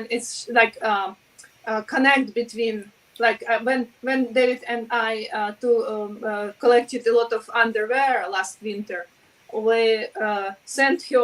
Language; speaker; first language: English; non-native, learner; Ukrainian